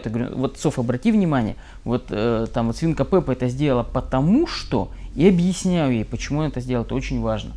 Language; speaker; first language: Russian; native; Russian